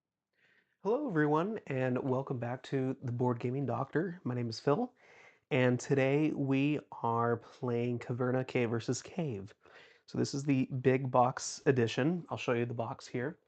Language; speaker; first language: English; native; English